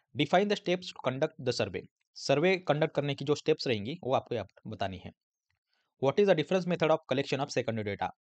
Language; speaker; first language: Hindi; non-native, local second language; Marathi